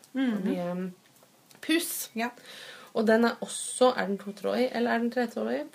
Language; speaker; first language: Norwegian; native; Norwegian